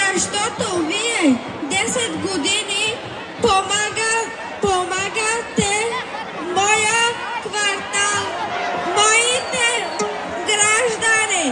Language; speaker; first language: Bulgarian; non-native, local second language; Romany